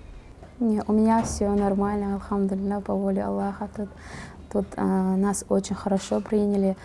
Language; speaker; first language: Russian; non-native, fluent; Uzbek